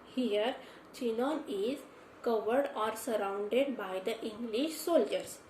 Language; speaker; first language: English; non-native, local second language; Marathi